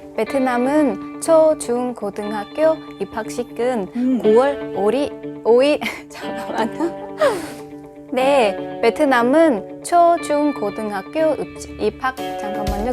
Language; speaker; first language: Korean; non-native, learner; Vietnamese